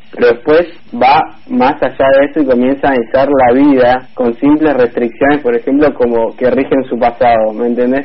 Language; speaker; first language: Spanish; native; Spanish